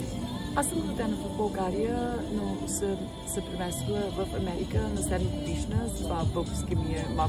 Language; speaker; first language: Bulgarian; early bilingual, heritage; Bulgarian